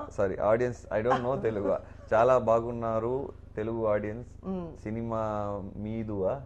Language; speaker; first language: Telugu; non-native, learner; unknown